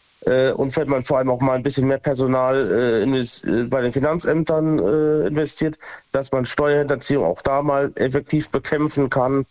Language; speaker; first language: German; native; German